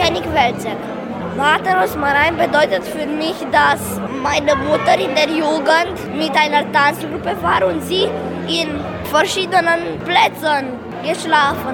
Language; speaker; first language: German; non-native, local second language; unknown